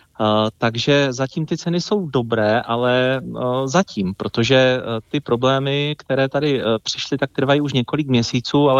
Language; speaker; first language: Czech; native; Czech